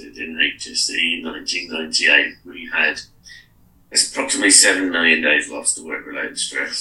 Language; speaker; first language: English; native; English